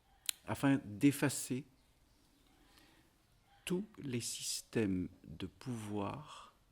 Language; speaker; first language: French; native; French